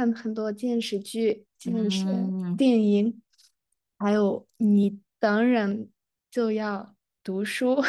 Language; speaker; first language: Chinese; non-native, fluent; Arabic